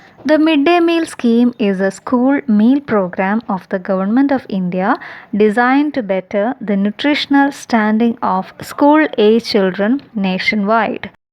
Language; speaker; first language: English; non-native, local second language; Malayalam